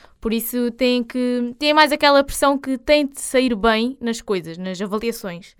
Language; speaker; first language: Portuguese; native; Portuguese